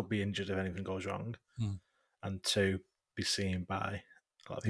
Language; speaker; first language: English; native; English